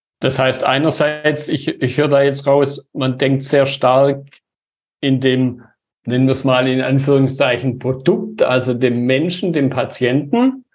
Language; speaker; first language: German; native; German